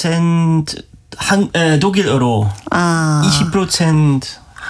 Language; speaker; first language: Korean; non-native, learner; German